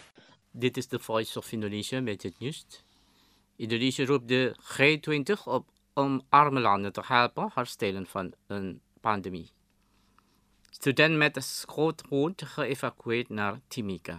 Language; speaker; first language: Dutch; non-native, fluent; Indonesian